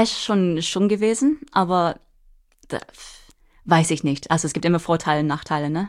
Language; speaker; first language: German; non-native, fluent; English